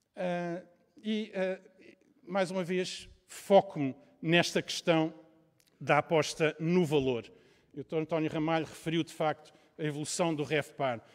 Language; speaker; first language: Portuguese; native; Portuguese